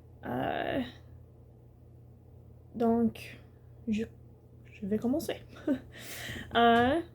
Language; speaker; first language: French; non-native, learner; English